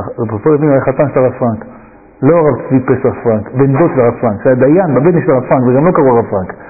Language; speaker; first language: Hebrew; native; Hebrew